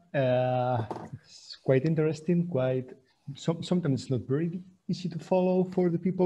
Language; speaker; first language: English; non-native, fluent; Spanish